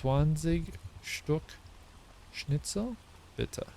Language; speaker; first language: German; non-native, learner; English